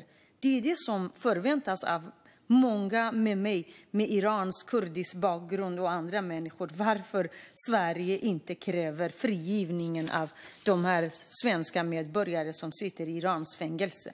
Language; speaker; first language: Swedish; non-native, fluent; Kurdish